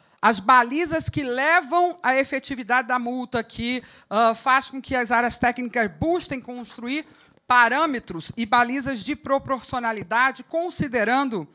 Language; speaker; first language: Portuguese; native; Portuguese